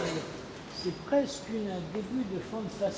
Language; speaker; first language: French; native; French